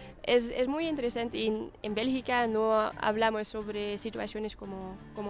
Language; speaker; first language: Spanish; non-native, learner; Dutch